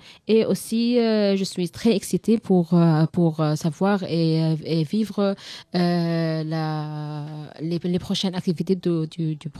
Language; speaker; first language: French; non-native, learner; Arabic